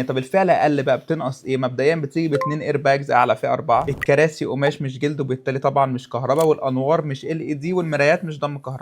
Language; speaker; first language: Arabic; native; Arabic